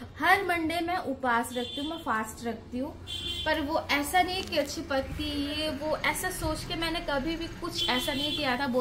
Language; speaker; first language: Hindi; non-native, local second language; Bangla